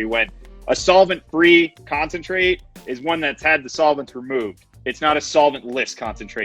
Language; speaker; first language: English; native; English